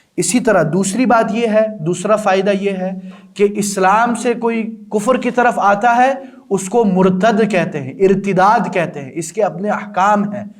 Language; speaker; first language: Urdu; non-native, local second language; Balti